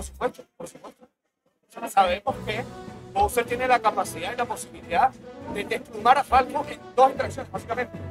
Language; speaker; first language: Spanish; native; Spanish